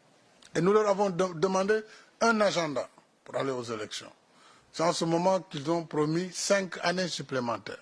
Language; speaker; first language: French; non-native, local second language; Wolof